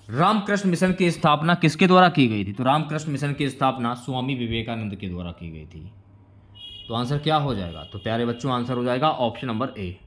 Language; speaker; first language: Hindi; native; Hindi